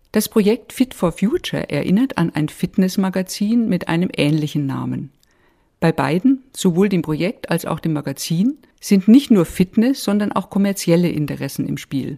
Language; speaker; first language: German; native; German